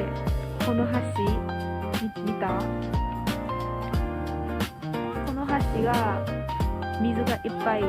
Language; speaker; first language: Japanese; non-native, learner; Burmese